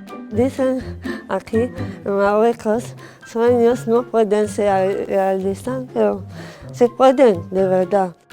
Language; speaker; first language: Spanish; non-native, learner; Arabic